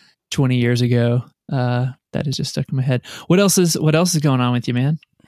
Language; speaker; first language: English; native; English